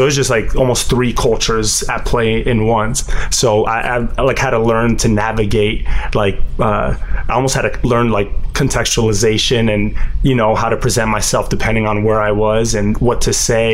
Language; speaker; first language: English; native; English